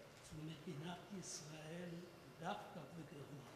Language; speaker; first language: Hebrew; non-native, fluent; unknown